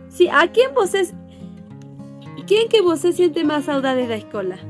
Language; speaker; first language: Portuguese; non-native, learner; Spanish